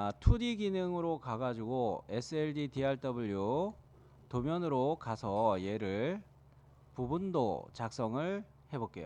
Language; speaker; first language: Korean; native; Korean